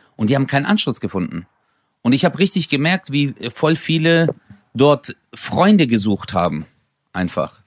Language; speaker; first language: German; native; German